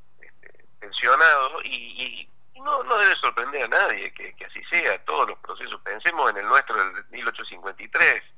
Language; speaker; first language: Spanish; native; Spanish